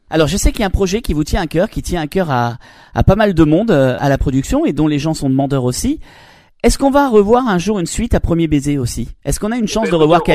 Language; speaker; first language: French; native; French